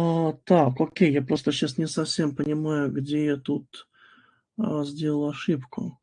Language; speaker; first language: Russian; native; Russian